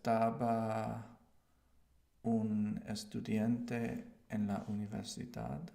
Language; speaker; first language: Spanish; non-native, learner; English